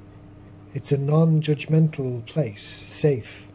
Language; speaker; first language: English; native; English